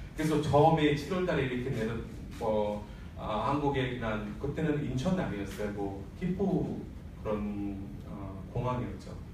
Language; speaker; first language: Korean; non-native, fluent; Bangla